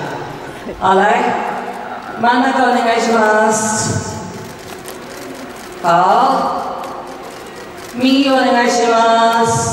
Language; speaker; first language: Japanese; non-native, learner; Chinese